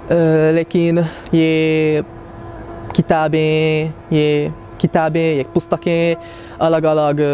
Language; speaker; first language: Hindi; non-native, fluent; Hungarian